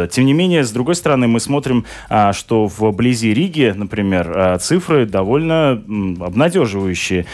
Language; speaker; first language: Russian; native; Russian